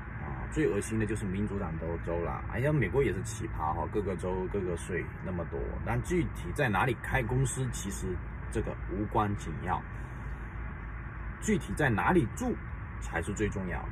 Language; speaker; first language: Chinese; native; Chinese